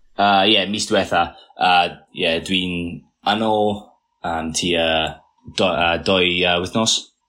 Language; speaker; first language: Welsh; non-native, local second language; English